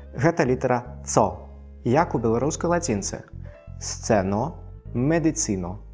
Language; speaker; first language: Belarusian; non-native, local second language; Russian